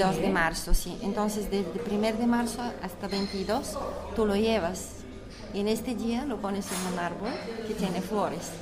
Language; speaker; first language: Spanish; non-native, learner; Bulgarian